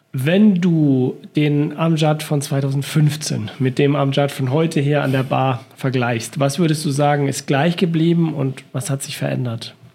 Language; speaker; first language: German; native; German